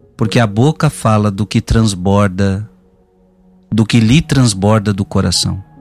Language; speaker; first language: Portuguese; native; Portuguese